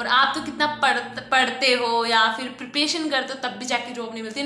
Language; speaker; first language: Hindi; native; Hindi